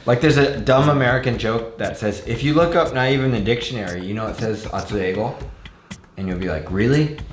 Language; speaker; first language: English; native; English